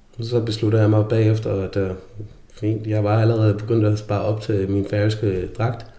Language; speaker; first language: Danish; early bilingual, other home language; Faroese